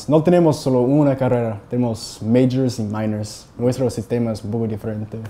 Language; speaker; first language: Spanish; non-native, fluent; English